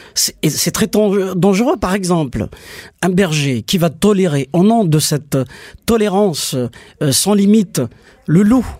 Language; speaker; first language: French; non-native, local second language; Kabyle